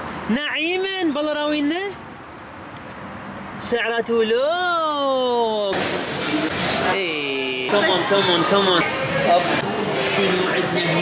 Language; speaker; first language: Arabic; native; Arabic